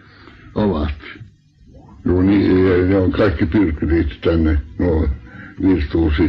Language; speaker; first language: Finnish; non-native, local second language; Swedish